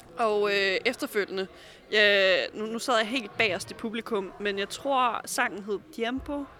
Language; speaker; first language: Danish; early bilingual, other home language; Serbian